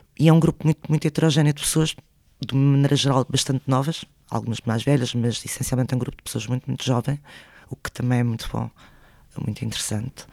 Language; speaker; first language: Portuguese; early bilingual, other home language; Spanish